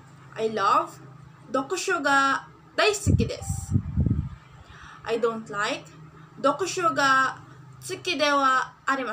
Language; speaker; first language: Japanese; non-native, learner; Filipino